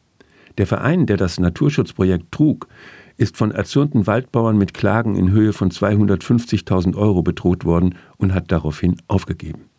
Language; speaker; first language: German; native; German